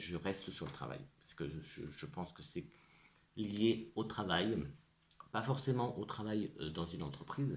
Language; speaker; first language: French; native; French